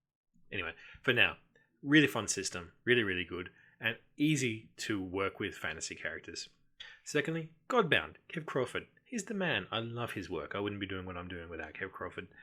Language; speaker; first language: English; native; English